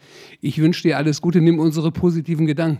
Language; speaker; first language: German; native; German